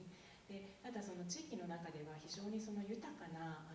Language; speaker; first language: Japanese; native; Japanese